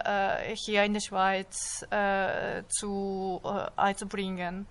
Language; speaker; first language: German; non-native, fluent; Japanese